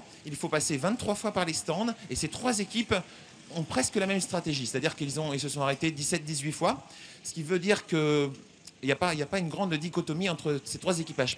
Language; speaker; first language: French; native; French